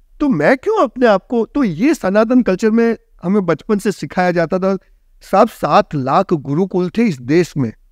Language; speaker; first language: Hindi; non-native, local second language; Gujarati